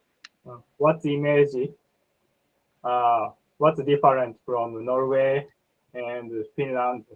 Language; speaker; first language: English; non-native, learner; Japanese